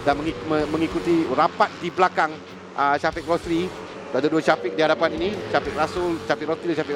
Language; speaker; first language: Malay; native; Malay